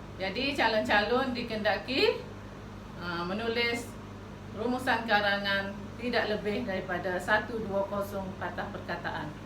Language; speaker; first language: Malay; native; Malay